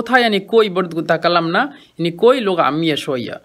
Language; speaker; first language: Arabic; non-native, fluent; Bangla